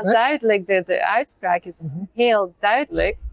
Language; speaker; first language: Dutch; non-native, fluent; Polish